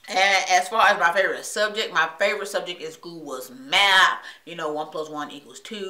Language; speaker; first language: English; native; English